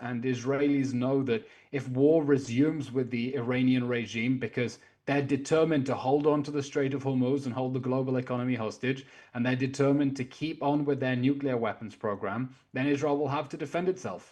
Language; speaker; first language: English; native; English